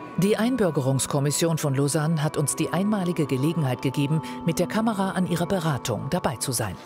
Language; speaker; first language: German; native; German